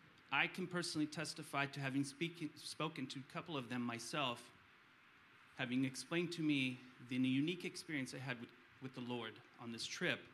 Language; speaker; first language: English; early bilingual, other home language; Romanian